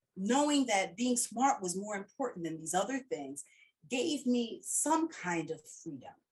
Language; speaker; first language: English; early bilingual, other home language; Spanish